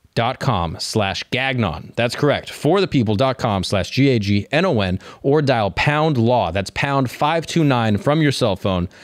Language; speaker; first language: English; native; English